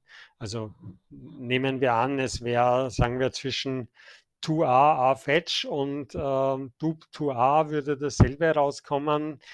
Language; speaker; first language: German; native; German